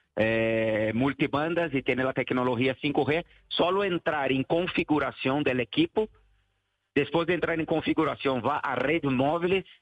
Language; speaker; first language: Spanish; non-native, learner; Portuguese